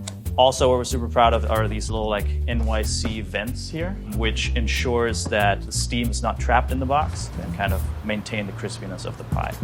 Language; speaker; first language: English; native; English